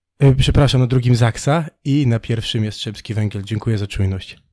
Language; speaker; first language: Polish; native; Polish